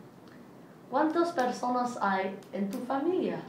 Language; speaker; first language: Spanish; non-native, learner; English